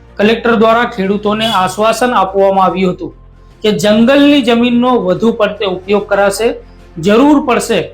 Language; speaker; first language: Gujarati; native; Gujarati